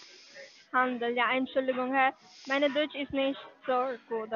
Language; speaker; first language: German; non-native, learner; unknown